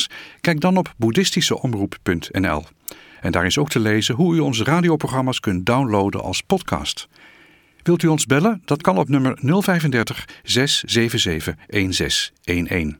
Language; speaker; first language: Dutch; native; Dutch